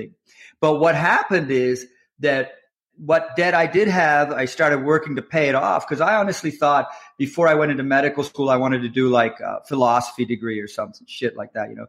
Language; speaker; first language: English; native; English